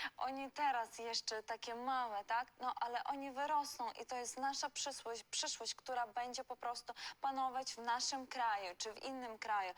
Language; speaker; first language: Polish; non-native, fluent; Ukrainian